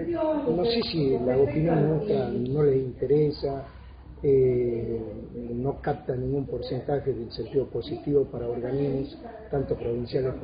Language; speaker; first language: Spanish; native; Spanish